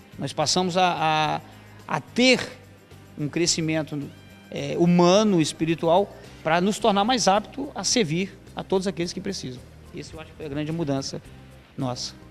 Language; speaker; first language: Portuguese; native; Portuguese